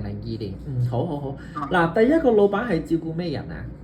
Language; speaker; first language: Cantonese; native; Cantonese